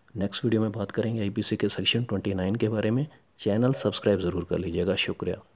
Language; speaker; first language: Hindi; non-native, local second language; Punjabi